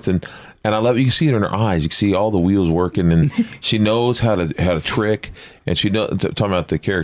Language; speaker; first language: English; native; English